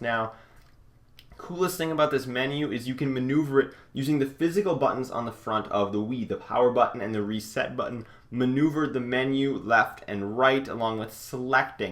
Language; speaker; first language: English; native; English